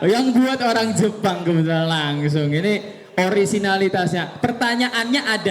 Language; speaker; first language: Indonesian; native; Indonesian